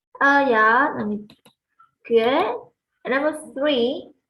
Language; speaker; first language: English; non-native, fluent; Vietnamese